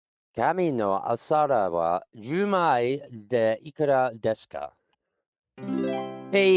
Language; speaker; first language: Japanese; non-native, learner; English